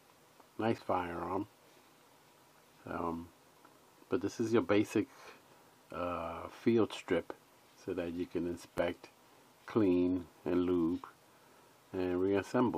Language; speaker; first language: English; native; English